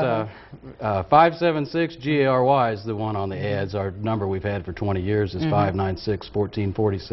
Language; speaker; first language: English; native; English